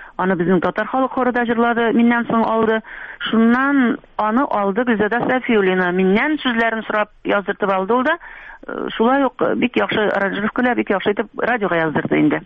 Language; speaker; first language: Tatar; native; Tatar